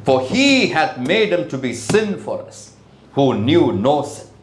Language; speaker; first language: English; non-native, local second language; Tamil